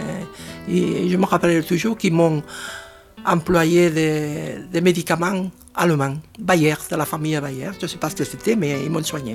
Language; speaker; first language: French; non-native, fluent; Spanish